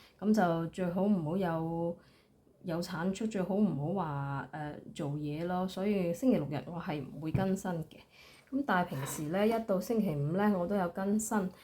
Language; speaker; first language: Cantonese; native; Cantonese